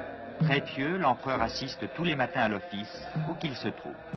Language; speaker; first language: French; native; French